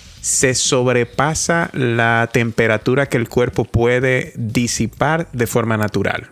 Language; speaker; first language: Spanish; native; Spanish